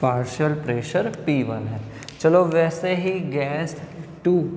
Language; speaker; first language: Hindi; non-native, local second language; Gujarati